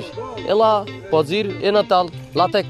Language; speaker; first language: Portuguese; non-native, learner; Bangla